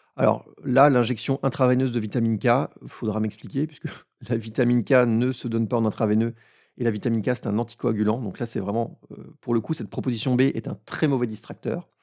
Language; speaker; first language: French; native; French